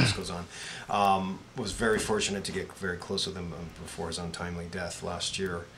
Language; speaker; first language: English; native; English